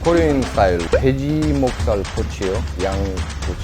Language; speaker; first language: Korean; non-native, learner; Russian